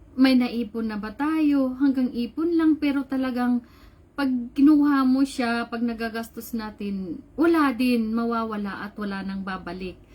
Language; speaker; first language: Filipino; non-native, local second language; Cebuano